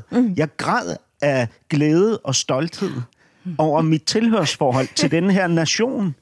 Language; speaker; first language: Danish; native; Danish